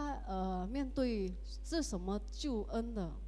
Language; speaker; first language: Chinese; early bilingual, heritage; Indonesian